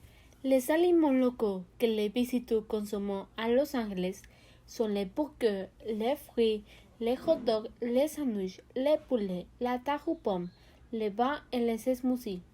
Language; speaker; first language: French; non-native, learner; Spanish